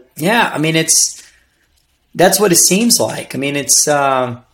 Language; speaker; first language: English; non-native, fluent; Portuguese